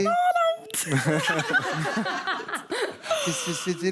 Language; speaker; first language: French; native; French